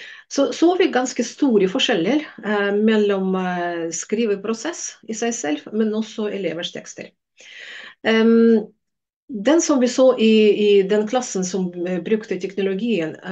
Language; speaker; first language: Norwegian; non-native, fluent; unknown